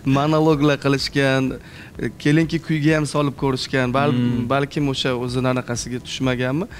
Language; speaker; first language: Uzbek; native; Uzbek